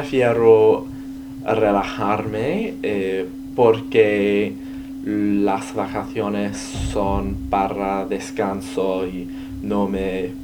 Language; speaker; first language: Spanish; non-native, learner; English